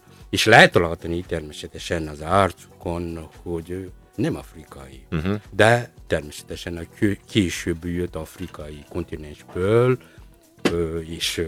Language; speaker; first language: Hungarian; non-native, fluent; Malagasy